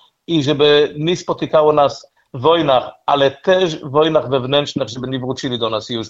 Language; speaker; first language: Polish; non-native, learner; Hebrew